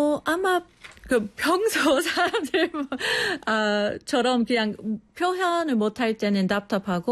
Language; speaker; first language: Korean; non-native, fluent; English